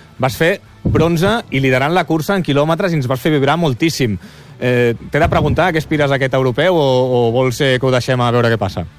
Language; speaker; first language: Catalan; native; Catalan